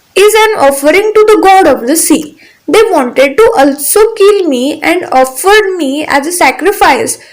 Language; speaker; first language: English; non-native, local second language; Marathi